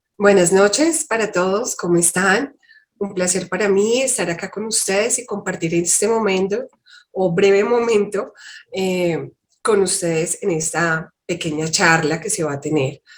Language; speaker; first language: Spanish; native; Spanish